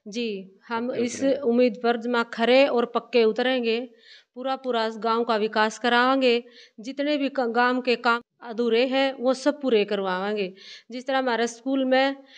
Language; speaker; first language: Hindi; native; Hindi